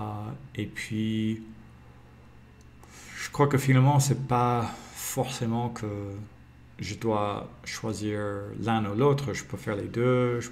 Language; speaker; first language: French; non-native, fluent; English